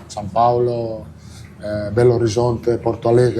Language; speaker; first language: Portuguese; non-native, learner; Italian